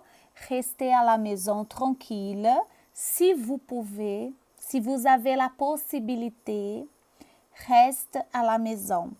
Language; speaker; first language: French; non-native, fluent; Portuguese